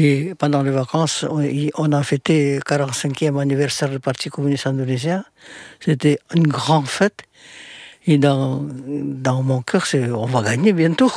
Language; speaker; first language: French; non-native, fluent; Indonesian